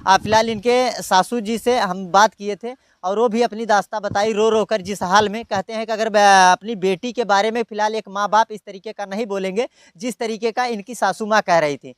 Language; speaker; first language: Hindi; native; Hindi